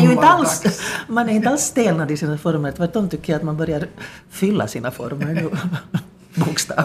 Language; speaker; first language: Swedish; native; Swedish